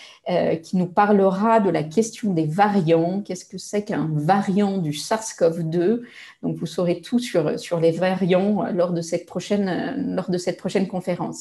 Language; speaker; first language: French; native; French